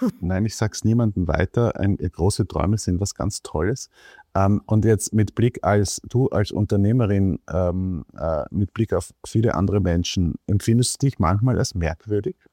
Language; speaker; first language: German; native; German